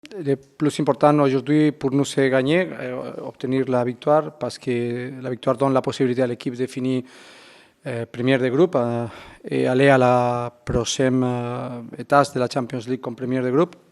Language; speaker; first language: French; non-native, fluent; Spanish